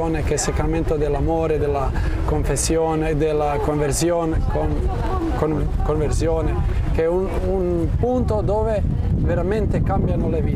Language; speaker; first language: Italian; non-native, fluent; Croatian